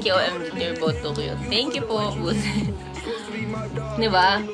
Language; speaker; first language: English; non-native, local second language; Filipino